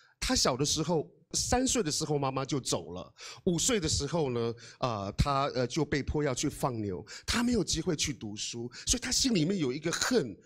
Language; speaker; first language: Chinese; non-native, local second language; Amis